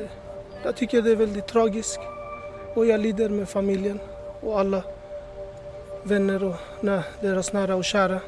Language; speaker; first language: Swedish; early bilingual, other home language; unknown